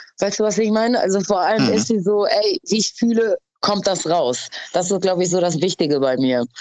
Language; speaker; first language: German; early bilingual, other home language; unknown